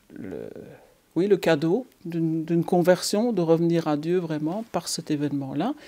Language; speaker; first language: French; native; French